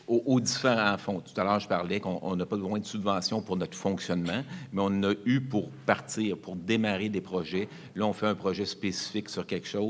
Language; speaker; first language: French; native; French